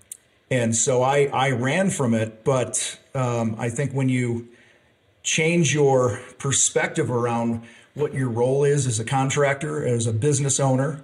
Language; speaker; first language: English; native; English